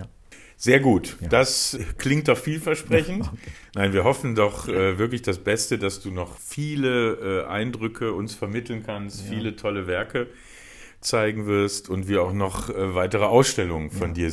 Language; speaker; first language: German; native; German